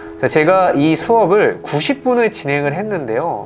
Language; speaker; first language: Korean; native; Korean